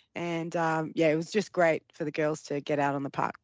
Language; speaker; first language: English; early bilingual, other home language; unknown